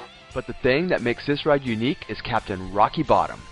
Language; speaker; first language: English; native; English